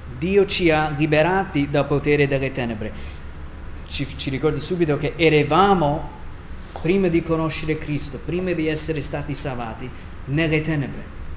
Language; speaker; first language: Italian; non-native, fluent; English